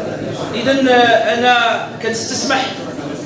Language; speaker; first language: Arabic; native; Arabic